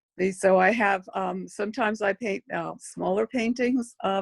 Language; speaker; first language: English; native; English